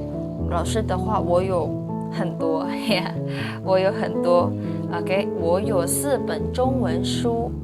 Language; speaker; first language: Chinese; non-native, fluent; Indonesian